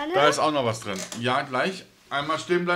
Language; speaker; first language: German; native; German